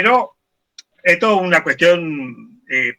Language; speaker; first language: Spanish; native; Spanish